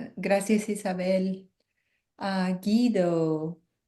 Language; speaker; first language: Spanish; non-native, fluent; English